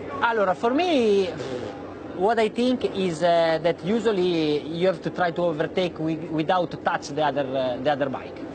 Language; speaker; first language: English; non-native, learner; Italian